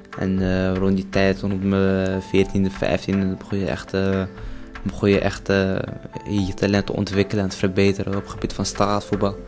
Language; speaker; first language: Dutch; early bilingual, other home language; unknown